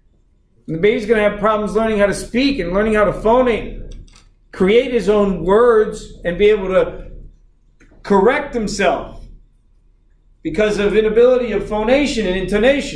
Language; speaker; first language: English; native; English